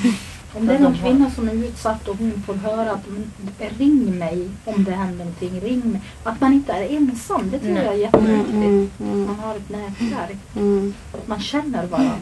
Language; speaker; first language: Swedish; native; Swedish